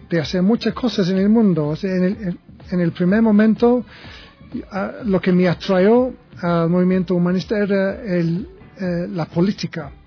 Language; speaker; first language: Spanish; non-native, fluent; English